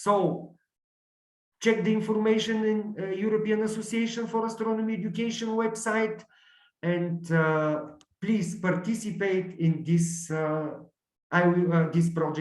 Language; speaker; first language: English; non-native, learner; Bulgarian